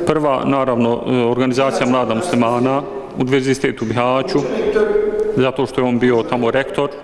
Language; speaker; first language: Bosnian; early bilingual, heritage; Bosnian